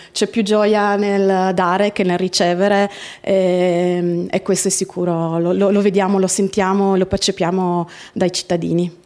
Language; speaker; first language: Italian; native; Italian